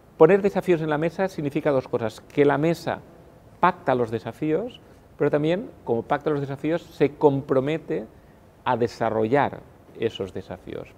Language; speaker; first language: Spanish; non-native, local second language; Catalan